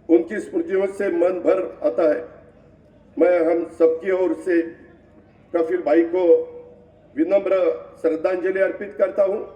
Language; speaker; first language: Hindi; non-native, local second language; Marathi